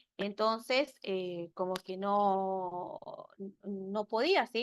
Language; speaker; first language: Spanish; native; Spanish